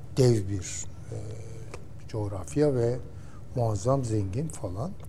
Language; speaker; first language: Turkish; native; Turkish